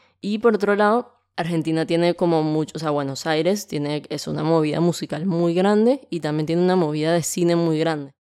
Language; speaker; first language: Spanish; native; Spanish